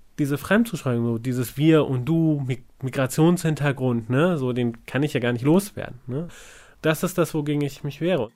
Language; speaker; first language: German; early bilingual, other home language; Persian